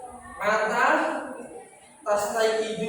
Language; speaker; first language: Arabic; non-native, fluent; Indonesian